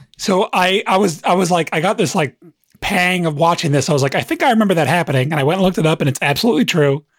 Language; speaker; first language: English; native; English